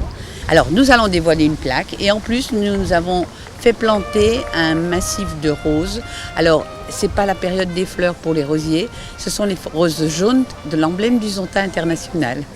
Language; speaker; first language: French; native; French